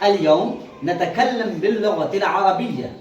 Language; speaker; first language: Arabic; non-native, fluent; Urdu